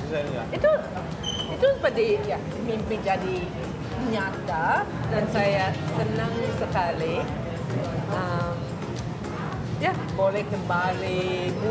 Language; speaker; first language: Indonesian; non-native, fluent; English